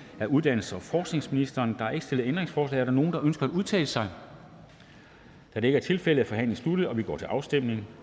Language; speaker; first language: Danish; native; Danish